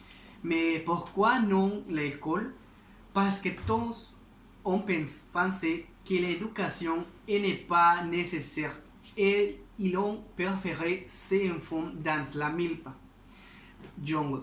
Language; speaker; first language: French; non-native, learner; Spanish